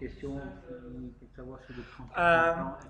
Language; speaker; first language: French; native; French